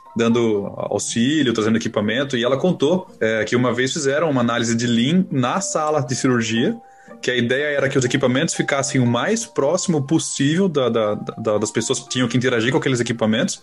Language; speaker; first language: Portuguese; native; Portuguese